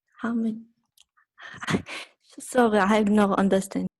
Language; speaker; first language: English; non-native, learner; Korean